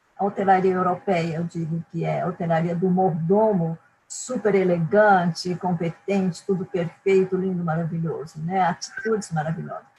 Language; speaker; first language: Portuguese; early bilingual, other home language; Japanese